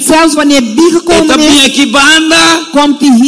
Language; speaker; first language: Dutch; non-native, fluent; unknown